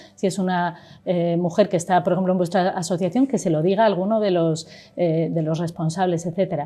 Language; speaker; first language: Spanish; native; Spanish